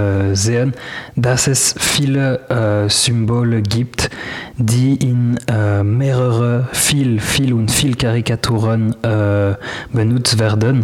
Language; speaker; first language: German; non-native, learner; French